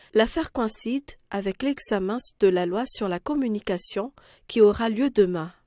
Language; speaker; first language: French; non-native, local second language; Malagasy